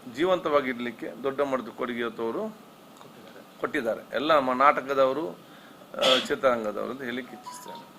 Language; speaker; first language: Kannada; non-native, local second language; Tulu